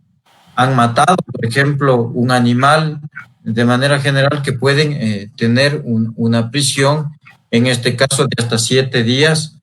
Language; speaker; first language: Spanish; native; Spanish